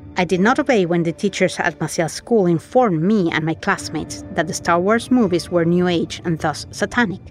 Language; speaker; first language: English; non-native, fluent; Spanish